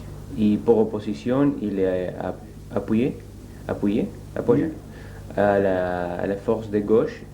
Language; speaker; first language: French; non-native, learner; Spanish